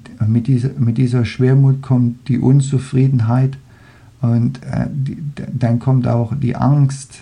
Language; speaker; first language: German; non-native, fluent; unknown